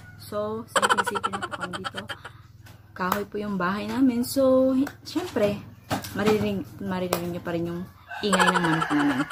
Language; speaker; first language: Filipino; non-native, local second language; Cebuano